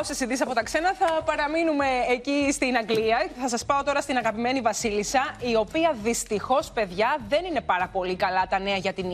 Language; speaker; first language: Greek; native; Greek